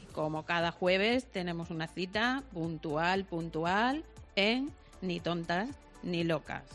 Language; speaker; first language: Spanish; native; Spanish